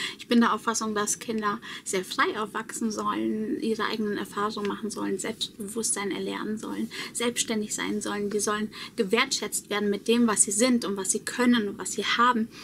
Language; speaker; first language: German; early bilingual, other home language; Polish